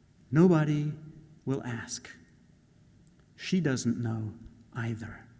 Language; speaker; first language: English; native; English